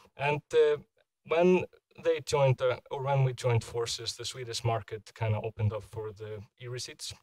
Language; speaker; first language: English; non-native, fluent; Icelandic